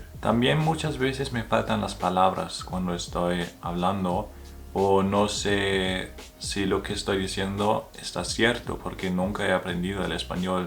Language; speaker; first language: Spanish; non-native, fluent; German